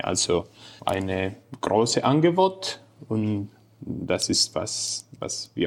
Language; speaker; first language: German; non-native, learner; Spanish